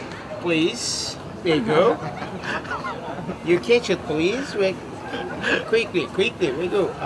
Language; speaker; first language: English; non-native, learner; Turkish